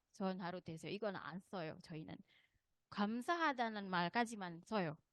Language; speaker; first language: Korean; non-native, fluent; Indonesian